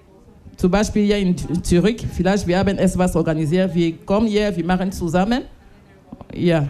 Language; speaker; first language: German; non-native, learner; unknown